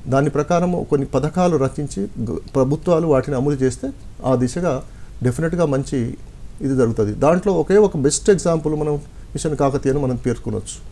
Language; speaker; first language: Telugu; non-native, local second language; Lambadi